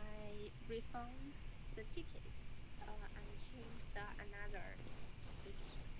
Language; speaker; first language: English; non-native, learner; Chinese